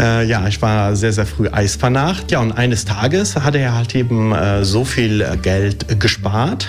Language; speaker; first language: German; early bilingual, other home language; Italian